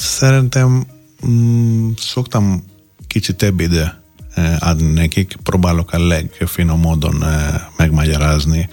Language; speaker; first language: Hungarian; non-native, fluent; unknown